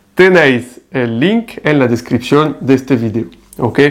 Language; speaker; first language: Spanish; non-native, fluent; French